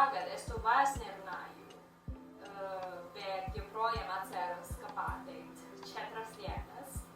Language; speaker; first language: Latvian; non-native, learner; English